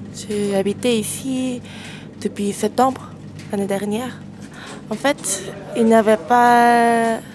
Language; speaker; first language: French; non-native, learner; Korean